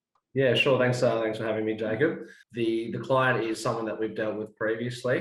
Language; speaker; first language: English; native; English